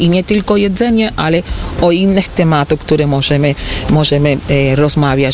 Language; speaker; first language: Polish; non-native, fluent; Spanish